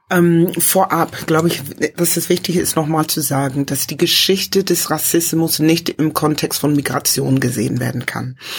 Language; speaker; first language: German; early bilingual, other home language; English